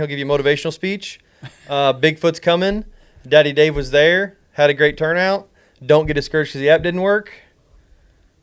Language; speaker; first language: English; native; English